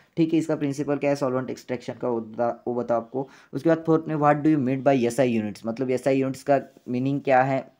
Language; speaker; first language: Hindi; non-native, local second language; Marathi